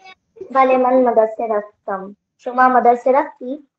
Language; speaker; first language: Persian; non-native, learner; Urdu